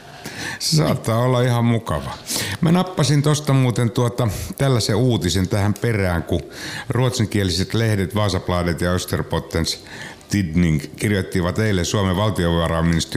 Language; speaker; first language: Finnish; native; Finnish